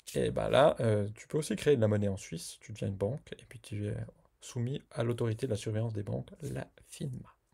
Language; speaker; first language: French; native; French